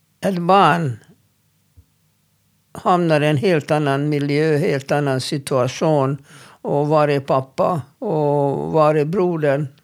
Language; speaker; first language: Swedish; non-native, fluent; Hungarian